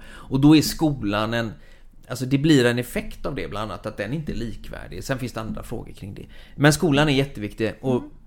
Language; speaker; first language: Swedish; native; Swedish